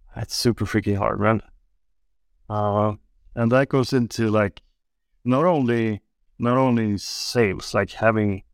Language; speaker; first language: English; non-native, fluent; Swedish